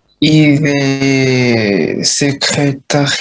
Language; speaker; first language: French; non-native, learner; Vietnamese